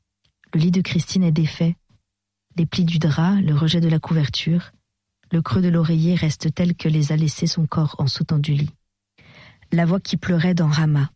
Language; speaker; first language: French; native; French